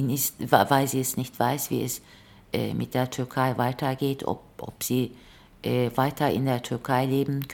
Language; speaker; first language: German; non-native, fluent; Turkish